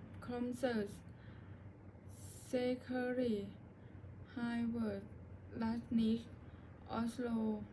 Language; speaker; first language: English; non-native, learner; Thai